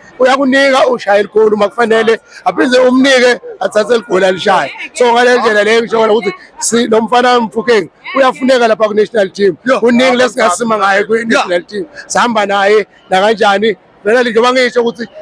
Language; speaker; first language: Zulu; non-native, local second language; Swati